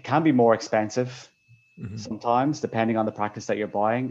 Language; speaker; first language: English; native; English